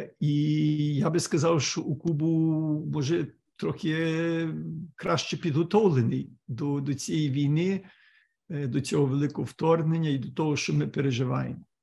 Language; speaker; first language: Ukrainian; early bilingual, heritage; Ukrainian